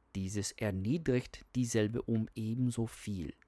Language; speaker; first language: German; non-native, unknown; English